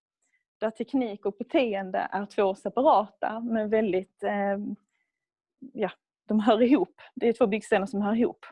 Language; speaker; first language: Swedish; native; Swedish